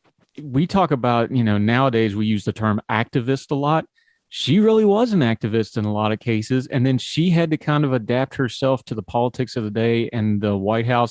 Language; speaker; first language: English; native; English